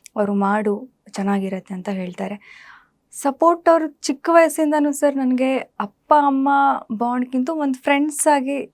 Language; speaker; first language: Kannada; native; Kannada